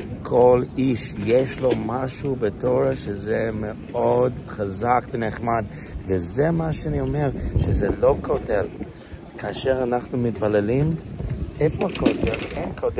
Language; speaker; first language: Hebrew; non-native, learner; English